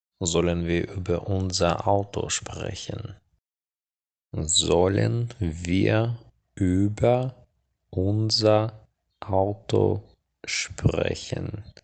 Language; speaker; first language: German; non-native, fluent; Ukrainian